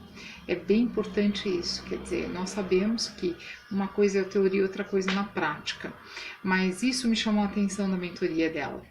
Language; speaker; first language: Portuguese; native; Portuguese